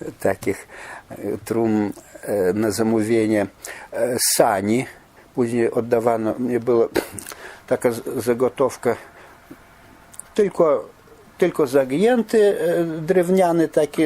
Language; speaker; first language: Polish; non-native, fluent; Belarusian